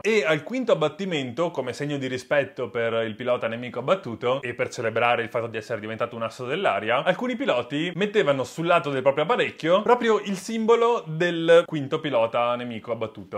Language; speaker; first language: Italian; native; Italian